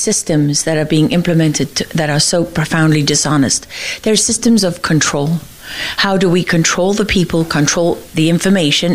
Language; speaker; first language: English; native; English